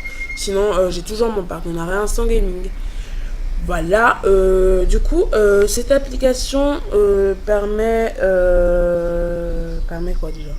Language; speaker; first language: French; native; French